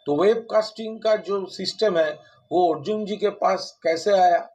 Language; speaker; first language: Hindi; non-native, local second language; Bangla